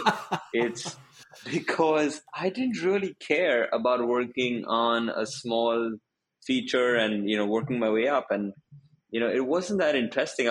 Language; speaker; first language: English; non-native, local second language; Hindi